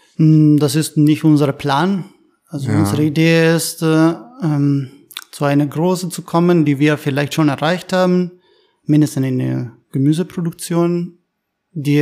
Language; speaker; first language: German; non-native, fluent; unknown